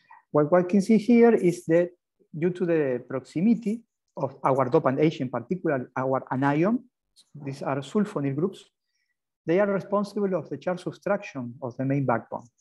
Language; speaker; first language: English; non-native, fluent; Spanish